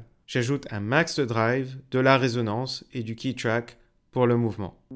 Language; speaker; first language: French; native; French